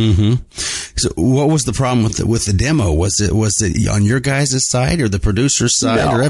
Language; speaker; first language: English; native; English